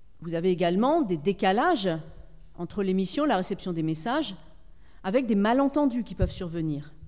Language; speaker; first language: French; native; French